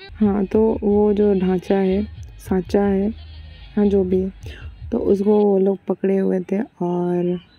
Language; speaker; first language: Hindi; non-native, local second language; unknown